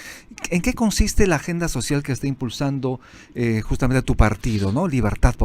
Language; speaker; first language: Spanish; native; Spanish